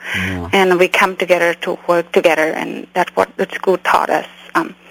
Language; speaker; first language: English; early bilingual, other home language; Khmer